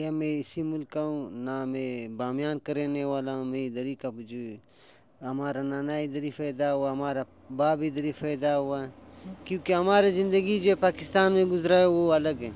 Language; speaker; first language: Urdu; non-native, local second language; Pashto